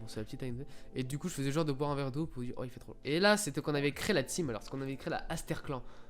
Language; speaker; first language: French; native; French